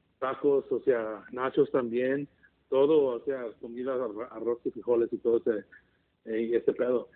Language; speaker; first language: Spanish; early bilingual, heritage; Spanish